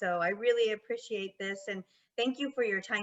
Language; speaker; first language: English; native; English